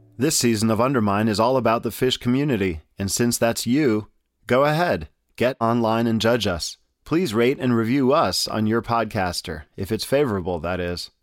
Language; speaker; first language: English; native; English